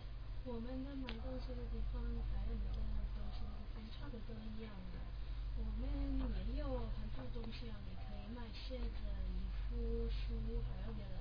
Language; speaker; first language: Chinese; non-native, learner; English